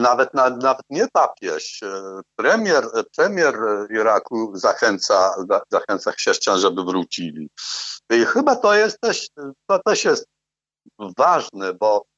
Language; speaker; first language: Polish; non-native, fluent; Arabic